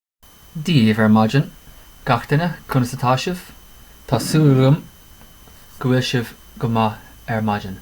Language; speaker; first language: Irish; non-native, local second language; English